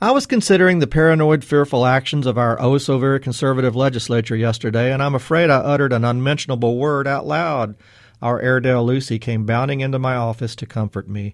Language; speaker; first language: English; native; English